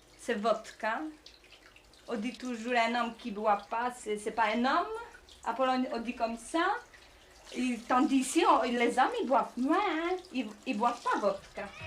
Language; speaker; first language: French; non-native, learner; Polish